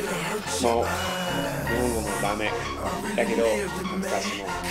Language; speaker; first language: Japanese; non-native, learner; English